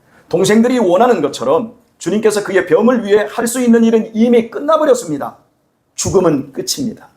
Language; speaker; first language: Korean; native; Korean